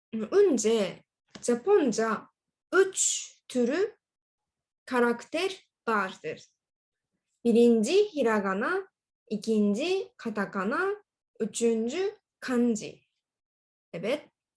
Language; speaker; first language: Turkish; non-native, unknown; Japanese